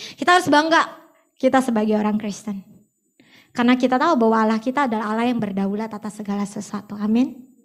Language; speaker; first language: Indonesian; native; Indonesian